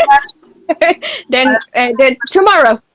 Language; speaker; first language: English; non-native, learner; Spanish